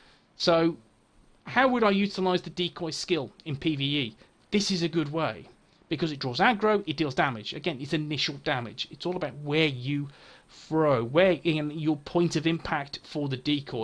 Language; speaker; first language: English; native; English